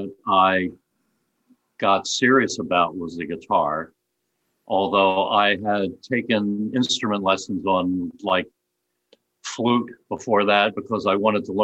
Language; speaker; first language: English; native; English